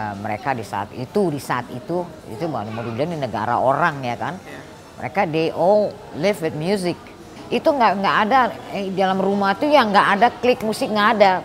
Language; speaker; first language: Indonesian; early bilingual, heritage; Indonesian